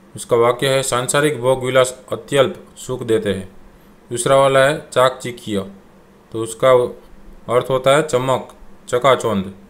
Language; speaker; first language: Hindi; non-native, local second language; Gujarati